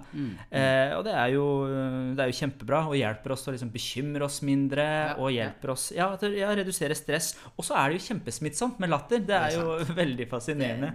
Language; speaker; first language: Norwegian; non-native, fluent; Persian